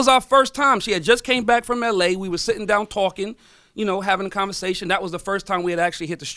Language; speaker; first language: English; native; English